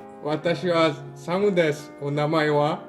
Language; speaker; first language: Japanese; non-native, learner; Korean